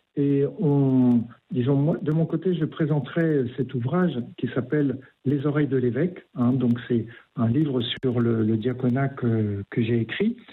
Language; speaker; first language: French; native; French